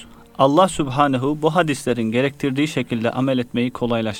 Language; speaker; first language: Turkish; native; Turkish